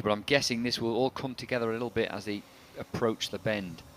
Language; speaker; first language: English; native; English